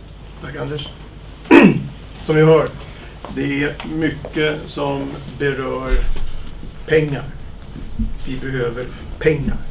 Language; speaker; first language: Swedish; native; Swedish